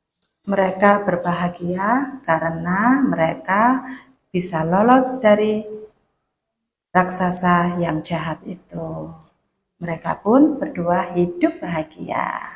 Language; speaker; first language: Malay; non-native, local second language; Javanese